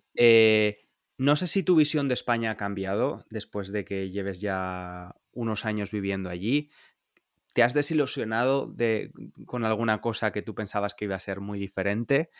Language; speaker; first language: Spanish; native; Spanish